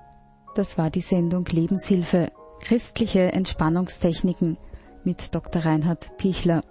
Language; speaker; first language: German; native; German